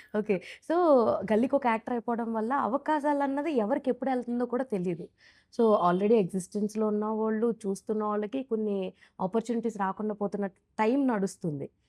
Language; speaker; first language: Telugu; native; Telugu